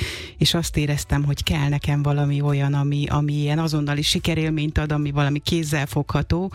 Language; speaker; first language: Hungarian; native; Hungarian